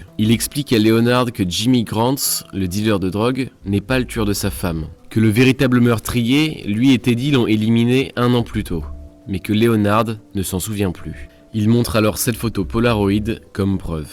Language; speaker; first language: French; native; French